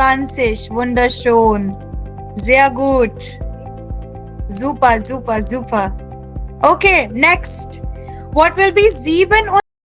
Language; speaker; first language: German; non-native, fluent; Hindi